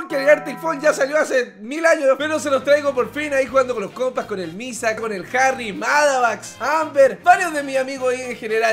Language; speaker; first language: Spanish; native; Spanish